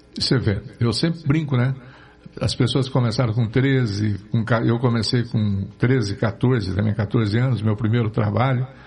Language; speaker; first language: Portuguese; native; Portuguese